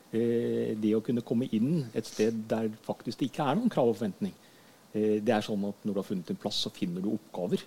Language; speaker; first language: Norwegian; native; Norwegian